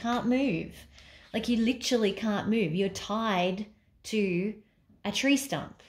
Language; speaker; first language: English; native; English